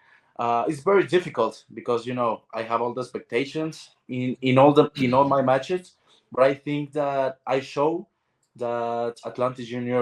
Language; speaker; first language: English; non-native, learner; Spanish